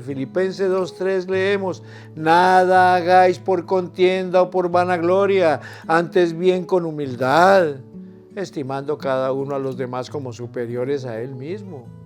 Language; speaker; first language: Spanish; native; Spanish